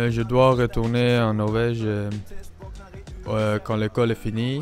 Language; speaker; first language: French; non-native, learner; Norwegian